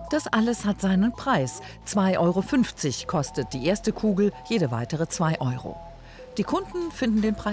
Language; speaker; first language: German; native; German